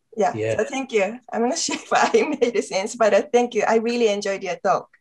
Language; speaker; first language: English; non-native, fluent; Japanese